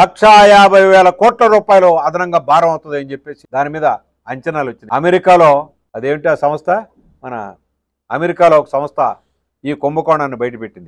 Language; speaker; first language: Telugu; native; Telugu